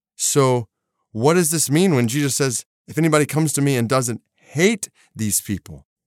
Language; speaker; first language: English; native; English